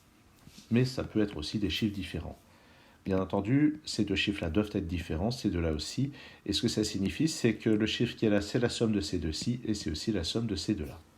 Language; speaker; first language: French; native; French